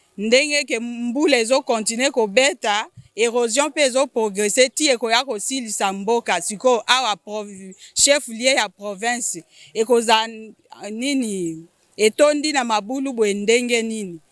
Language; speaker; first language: Lingala; native; Lingala